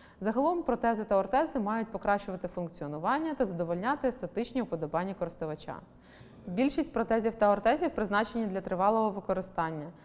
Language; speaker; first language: Ukrainian; native; Ukrainian